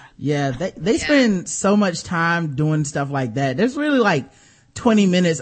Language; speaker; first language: English; native; English